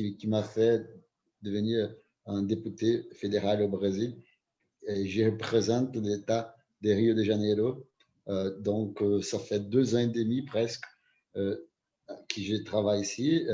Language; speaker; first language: French; non-native, fluent; Portuguese